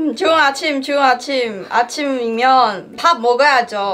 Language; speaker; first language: Korean; non-native, learner; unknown